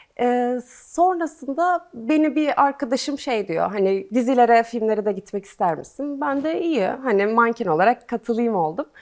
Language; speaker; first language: Turkish; native; Turkish